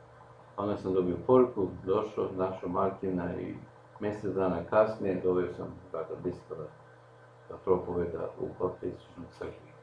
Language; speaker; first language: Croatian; non-native, local second language; Slovenian